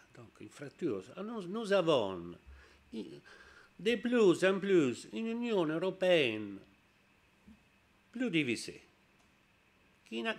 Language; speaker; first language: French; non-native, learner; Italian